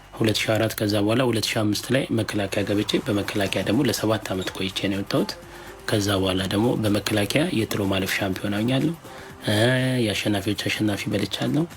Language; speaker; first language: Amharic; native; Amharic